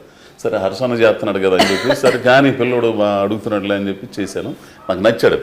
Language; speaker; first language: Telugu; native; Telugu